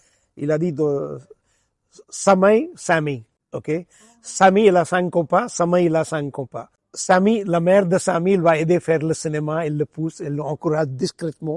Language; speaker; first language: French; non-native, fluent; Gujarati